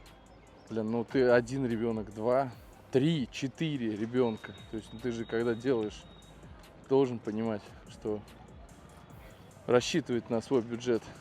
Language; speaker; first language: Russian; native; Russian